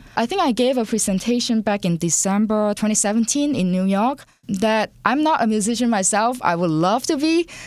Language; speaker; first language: English; non-native, local second language; Cantonese